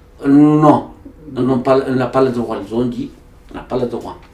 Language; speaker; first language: French; non-native, learner; Arabic